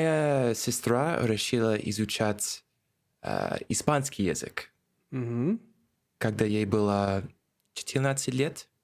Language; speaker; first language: Russian; non-native, learner; English